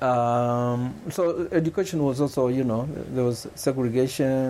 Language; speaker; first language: English; non-native, local second language; Kamba